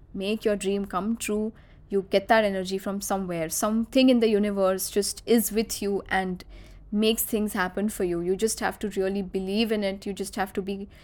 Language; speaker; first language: English; non-native, local second language; Marathi